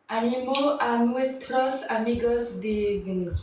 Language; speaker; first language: Spanish; non-native, learner; French